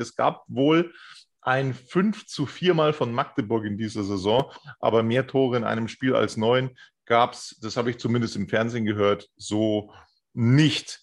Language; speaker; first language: German; native; German